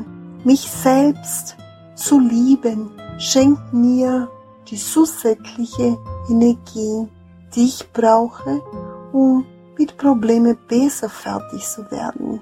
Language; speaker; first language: German; non-native, fluent; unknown